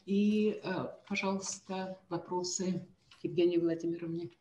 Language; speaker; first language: Russian; native; Russian